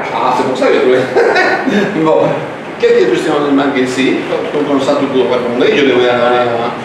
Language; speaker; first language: French; non-native, learner; Spanish